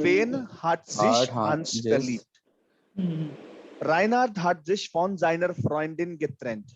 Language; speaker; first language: German; non-native, fluent; Hindi